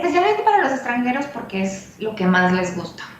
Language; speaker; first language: Spanish; native; Spanish